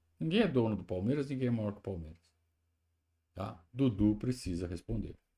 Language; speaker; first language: Portuguese; native; Portuguese